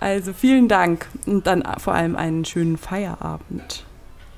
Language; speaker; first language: German; native; German